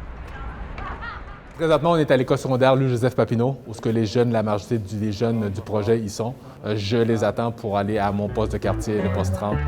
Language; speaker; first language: French; early bilingual, other home language; Haitian Creole